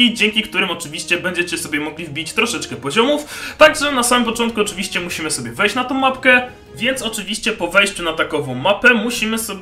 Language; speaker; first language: Polish; native; Polish